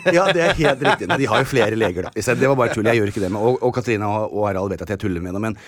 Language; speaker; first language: Norwegian; native; Norwegian